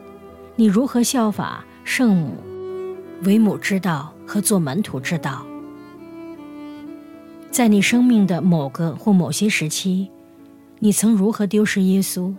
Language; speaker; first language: Chinese; native; Chinese